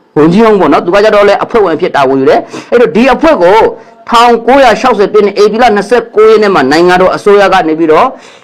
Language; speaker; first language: Burmese; non-native, local second language; Rohingya